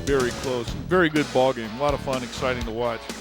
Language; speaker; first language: English; native; English